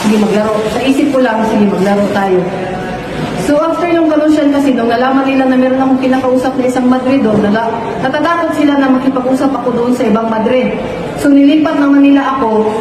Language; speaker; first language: Filipino; non-native, local second language; Cebuano